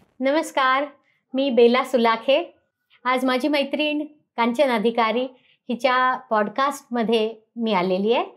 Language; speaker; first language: Marathi; native; Marathi